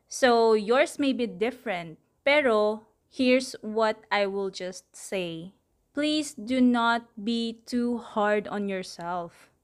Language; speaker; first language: English; non-native, local second language; Filipino